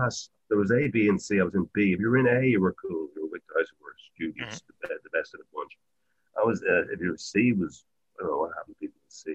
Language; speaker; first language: English; native; English